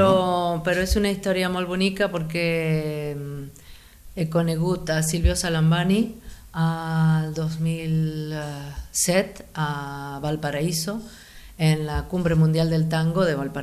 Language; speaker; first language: Catalan; non-native, learner; Spanish